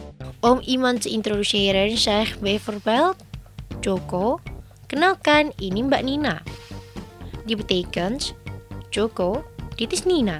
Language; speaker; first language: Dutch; non-native, fluent; Indonesian